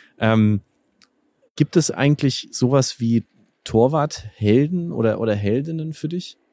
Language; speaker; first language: German; native; German